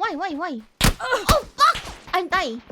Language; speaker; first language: English; non-native, learner; Korean